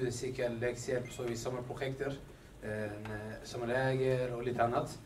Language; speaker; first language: Swedish; early bilingual, other home language; Somali